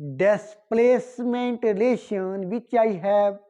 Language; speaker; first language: English; non-native, local second language; Punjabi